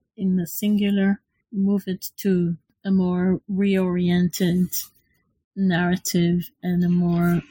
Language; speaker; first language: English; non-native, fluent; Hebrew